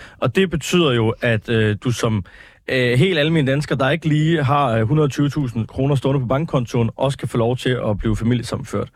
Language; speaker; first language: Danish; native; Danish